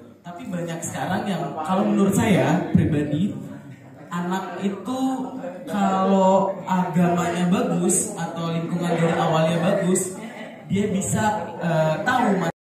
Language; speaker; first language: Indonesian; native; Indonesian